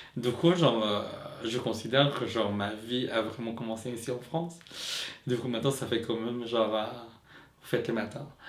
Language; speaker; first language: French; non-native, fluent; Filipino